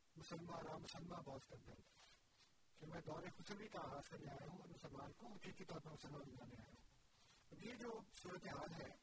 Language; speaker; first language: Urdu; native; Urdu